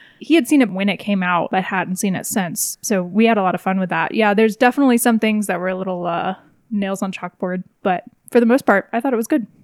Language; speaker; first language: English; native; English